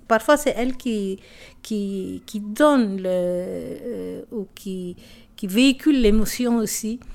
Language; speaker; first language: French; non-native, local second language; Tamil